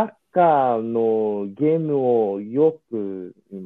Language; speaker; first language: Japanese; non-native, learner; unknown